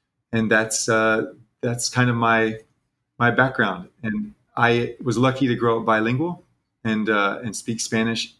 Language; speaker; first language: English; native; English